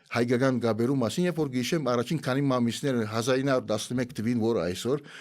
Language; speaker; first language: Armenian; native; Armenian